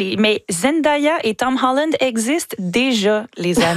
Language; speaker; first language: French; native; French